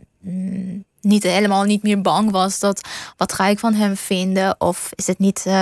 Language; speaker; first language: Dutch; non-native, fluent; Persian